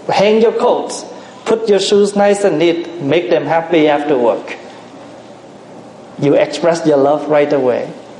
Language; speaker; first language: English; non-native, fluent; Vietnamese